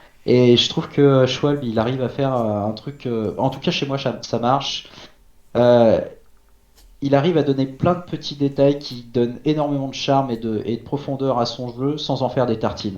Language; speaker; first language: French; native; French